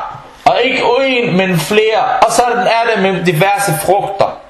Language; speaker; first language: Danish; non-native, local second language; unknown